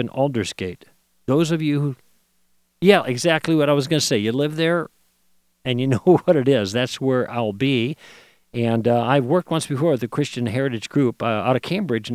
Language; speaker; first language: English; native; English